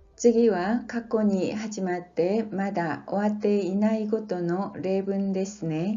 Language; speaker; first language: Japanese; non-native, fluent; Korean